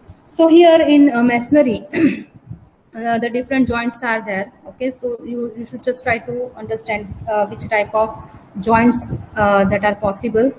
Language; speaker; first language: English; non-native, local second language; Gujarati